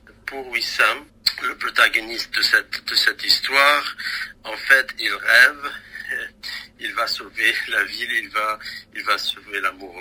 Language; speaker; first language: French; non-native, local second language; Arabic